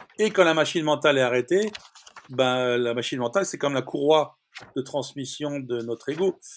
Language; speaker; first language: French; native; French